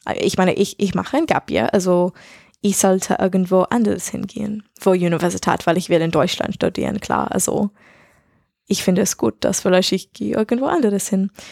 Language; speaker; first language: German; non-native, learner; English